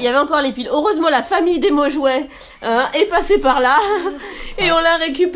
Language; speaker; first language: French; native; French